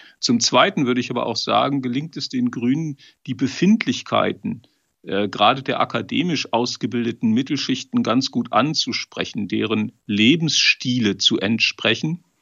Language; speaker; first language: German; native; German